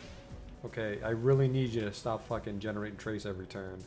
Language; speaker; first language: English; native; English